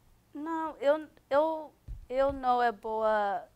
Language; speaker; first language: Portuguese; non-native, learner; English